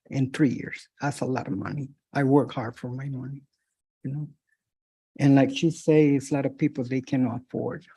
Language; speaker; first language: English; non-native, fluent; Spanish